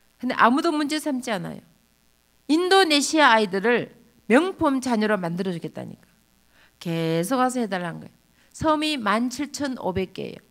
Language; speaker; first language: Korean; native; Korean